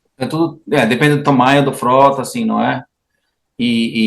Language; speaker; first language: Portuguese; non-native, fluent; English